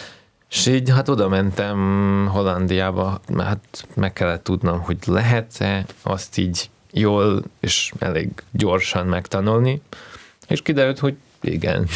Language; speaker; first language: Hungarian; non-native, fluent; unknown